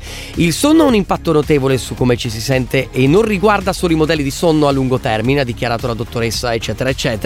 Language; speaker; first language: Italian; native; Italian